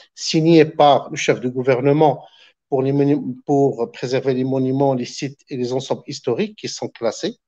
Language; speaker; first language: French; non-native, local second language; Arabic